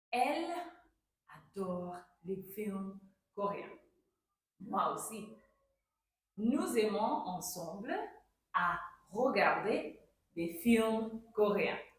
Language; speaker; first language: French; non-native, fluent; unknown